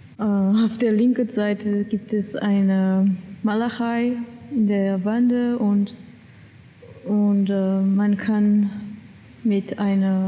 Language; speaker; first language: German; non-native, learner; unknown